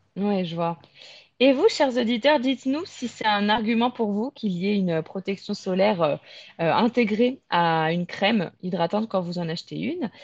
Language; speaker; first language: French; native; French